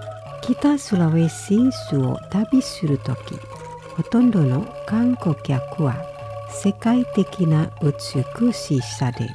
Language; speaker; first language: Japanese; non-native, fluent; Indonesian